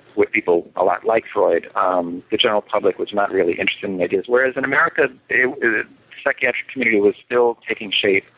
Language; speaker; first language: English; native; English